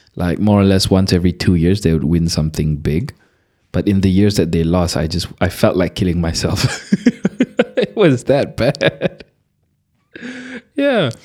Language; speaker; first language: English; non-native, local second language; Malay